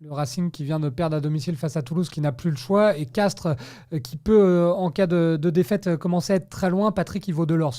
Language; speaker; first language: French; native; French